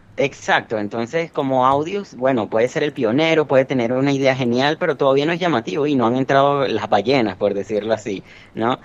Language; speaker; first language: Spanish; native; Spanish